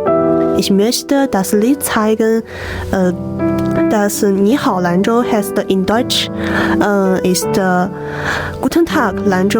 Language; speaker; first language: German; non-native, learner; Chinese